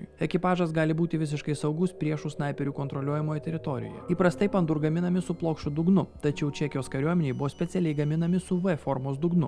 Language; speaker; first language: Lithuanian; native; Lithuanian